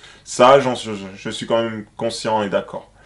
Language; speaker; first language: French; native; French